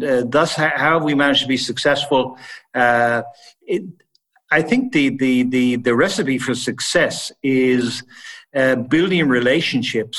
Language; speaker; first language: English; native; English